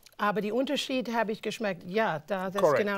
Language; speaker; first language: German; non-native, learner; English